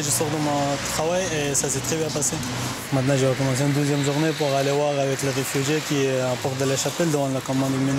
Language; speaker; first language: French; non-native, learner; Persian